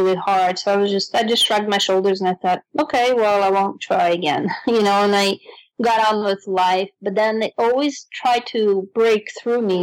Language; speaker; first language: English; non-native, fluent; Russian